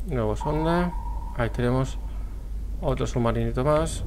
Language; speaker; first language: Spanish; native; Spanish